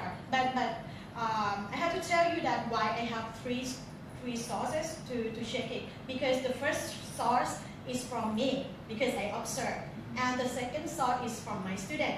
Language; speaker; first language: English; non-native, fluent; Thai